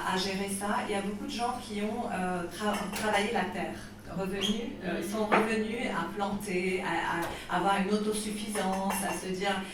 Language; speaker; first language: French; non-native, local second language; Arabic